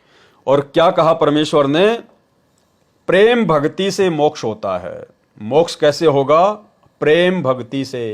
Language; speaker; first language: Hindi; native; Hindi